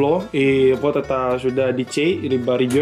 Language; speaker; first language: Russian; non-native, learner; Indonesian